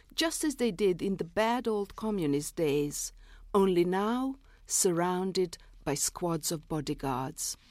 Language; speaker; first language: English; non-native, fluent; Serbian